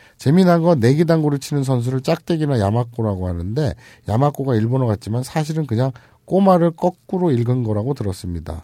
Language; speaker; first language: Korean; native; Korean